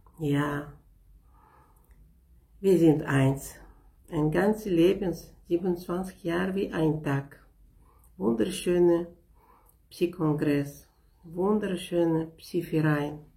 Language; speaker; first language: German; non-native, learner; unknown